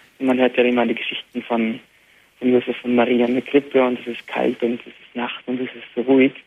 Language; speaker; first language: German; early bilingual, heritage; Arabic